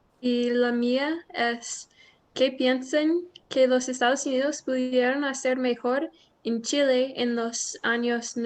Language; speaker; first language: Spanish; non-native, learner; English